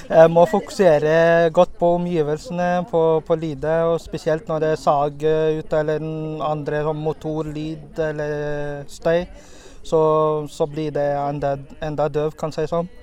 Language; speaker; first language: Norwegian; non-native, fluent; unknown